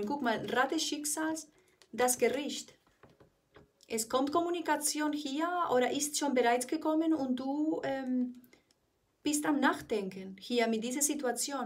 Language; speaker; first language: German; non-native, fluent; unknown